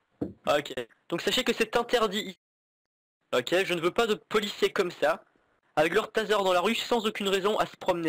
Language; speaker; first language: French; native; French